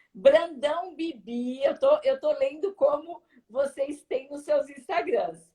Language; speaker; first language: Portuguese; native; Portuguese